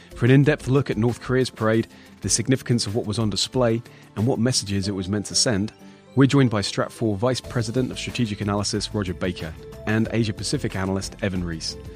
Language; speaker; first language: English; native; English